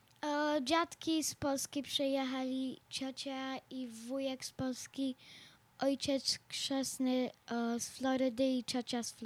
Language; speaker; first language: Polish; early bilingual, heritage; Polish